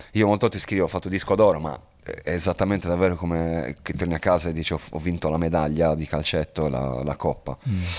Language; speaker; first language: Italian; native; Italian